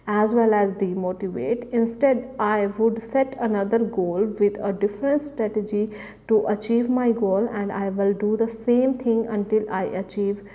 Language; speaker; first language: English; non-native, local second language; Punjabi